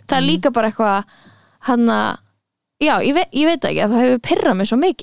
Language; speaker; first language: Icelandic; native; Icelandic